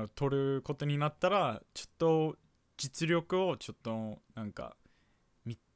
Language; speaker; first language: Japanese; non-native, fluent; English